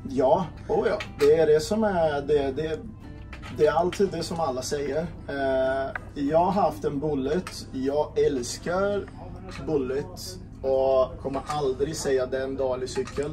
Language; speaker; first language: Swedish; non-native, fluent; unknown